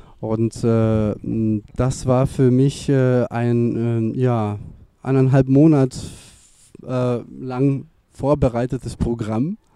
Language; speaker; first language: German; non-native, fluent; Serbian